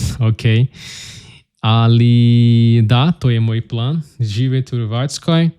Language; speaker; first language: Bosnian; non-native, learner; Portuguese